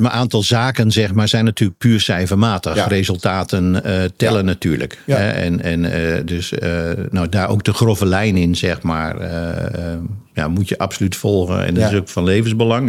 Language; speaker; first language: Dutch; native; Dutch